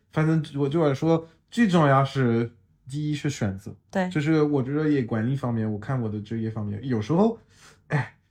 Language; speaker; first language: Chinese; non-native, fluent; French